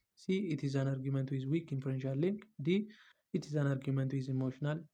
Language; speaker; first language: English; non-native, local second language; Amharic